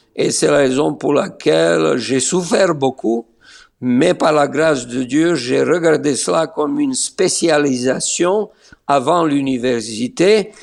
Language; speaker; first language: French; non-native, fluent; Serbian